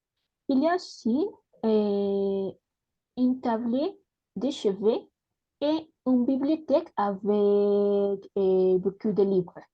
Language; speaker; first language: French; non-native, learner; Spanish